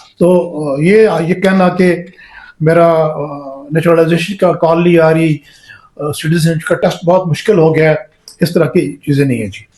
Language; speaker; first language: Urdu; native; Urdu